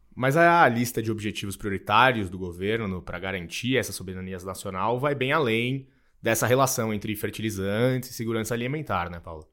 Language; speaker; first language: Portuguese; native; Portuguese